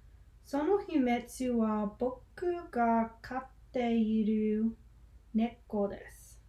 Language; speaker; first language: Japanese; non-native, learner; English